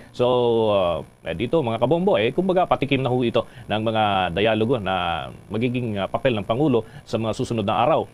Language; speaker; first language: Filipino; native; Filipino